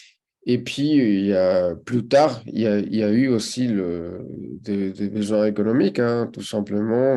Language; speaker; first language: French; non-native, fluent; Spanish